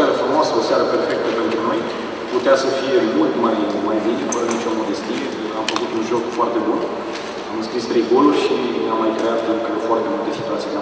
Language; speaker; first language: Romanian; native; Romanian